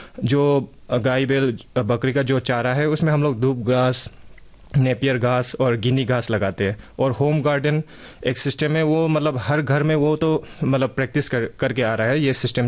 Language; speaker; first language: Hindi; non-native, local second language; Manipuri